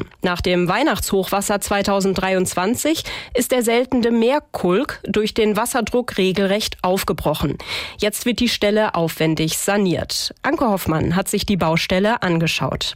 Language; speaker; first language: German; native; German